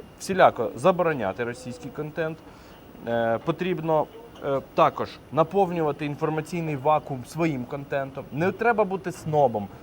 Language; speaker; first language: Ukrainian; native; Ukrainian